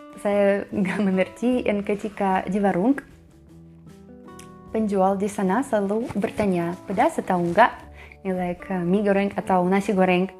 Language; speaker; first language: Indonesian; non-native, learner; Russian